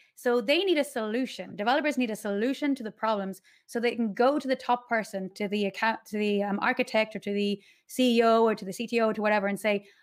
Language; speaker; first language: English; native; English